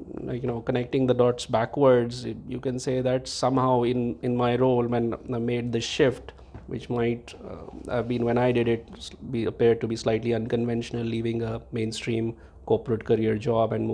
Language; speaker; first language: English; non-native, local second language; Hindi